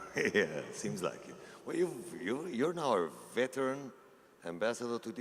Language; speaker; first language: English; non-native, fluent; Hebrew